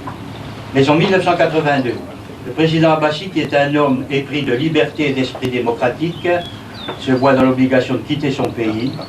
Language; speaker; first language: French; native; French